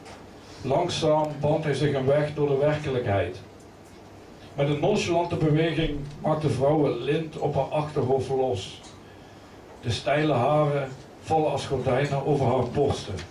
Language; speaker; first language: Dutch; native; Dutch